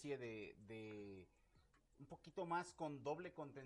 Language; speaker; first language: Spanish; native; Spanish